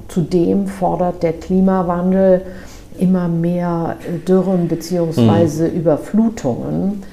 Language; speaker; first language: German; native; German